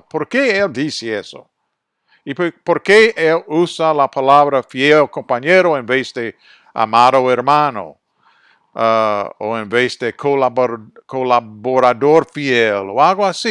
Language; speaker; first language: Spanish; non-native, fluent; English